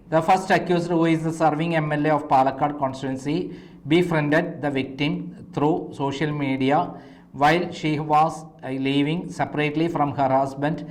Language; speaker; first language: English; non-native, local second language; Malayalam